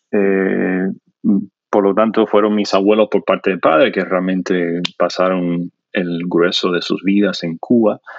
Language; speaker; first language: Spanish; non-native, fluent; English